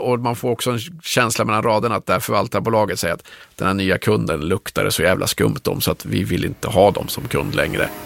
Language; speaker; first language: Swedish; native; Swedish